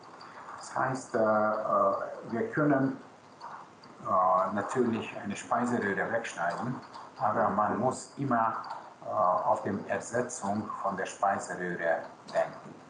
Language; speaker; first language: German; non-native, local second language; Hungarian